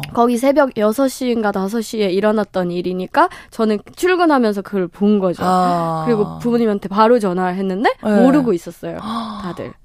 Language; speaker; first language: Korean; non-native, fluent; Burmese